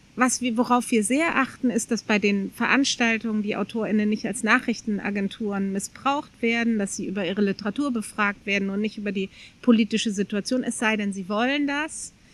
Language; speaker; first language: German; native; German